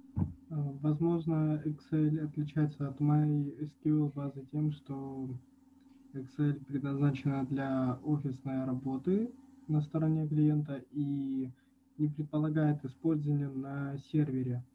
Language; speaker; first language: Russian; native; Russian